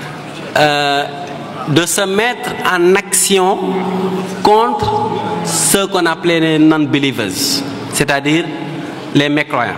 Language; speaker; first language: French; non-native, local second language; Wolof